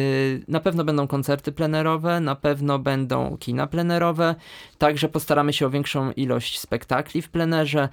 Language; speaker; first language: Polish; native; Polish